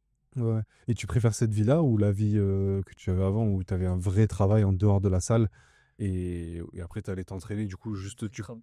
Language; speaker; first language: French; native; French